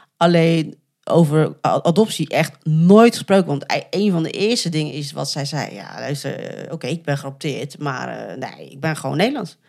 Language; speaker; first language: Dutch; native; Dutch